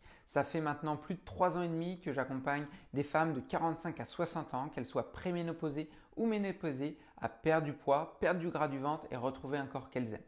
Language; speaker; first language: French; native; French